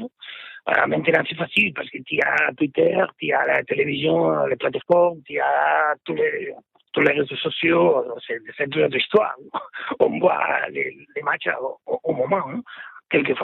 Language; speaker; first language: French; non-native, fluent; Spanish